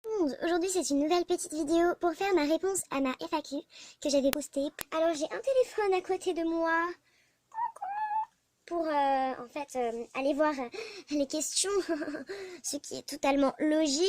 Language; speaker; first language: French; native; French